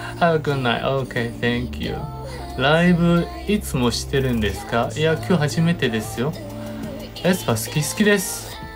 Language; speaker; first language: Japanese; non-native, fluent; Chinese